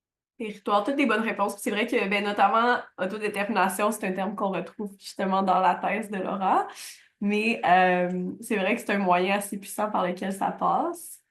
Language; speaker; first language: French; native; French